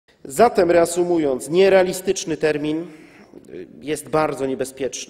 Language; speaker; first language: Polish; native; Polish